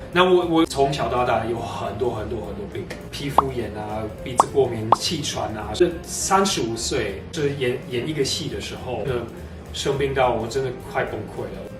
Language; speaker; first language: Chinese; non-native, fluent; German